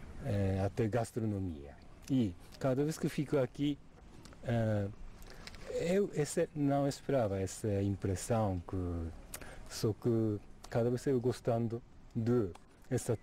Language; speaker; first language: Portuguese; non-native, fluent; Japanese